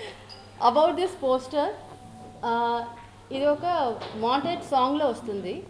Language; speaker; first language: Telugu; non-native, learner; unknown